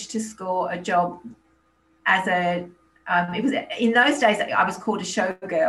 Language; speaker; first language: English; native; English